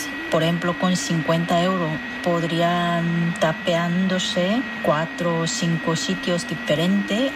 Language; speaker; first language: Spanish; non-native, fluent; Korean